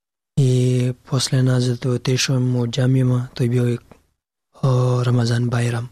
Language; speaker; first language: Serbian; non-native, learner; Pashto